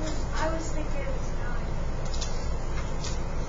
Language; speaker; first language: English; native; English